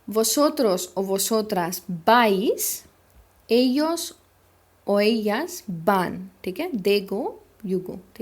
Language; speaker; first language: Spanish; non-native, fluent; Hindi